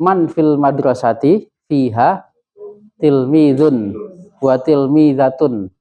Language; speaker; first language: Arabic; non-native, fluent; Indonesian